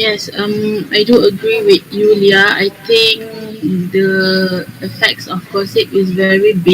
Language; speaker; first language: English; non-native, learner; Malay